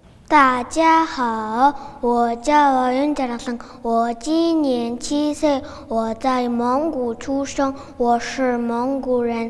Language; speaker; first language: Chinese; non-native, learner; Mongolian